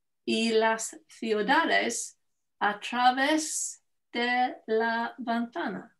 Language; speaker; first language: Spanish; non-native, learner; English